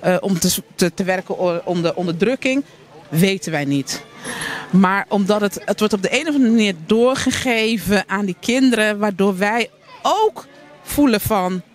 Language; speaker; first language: Dutch; native; Dutch